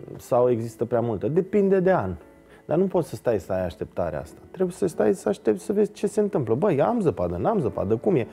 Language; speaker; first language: Romanian; native; Romanian